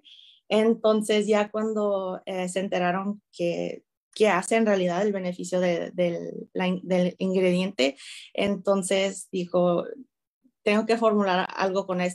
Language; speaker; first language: Spanish; early bilingual, heritage; Spanish